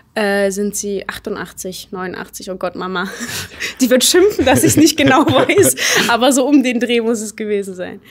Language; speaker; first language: German; early bilingual, other home language; Polish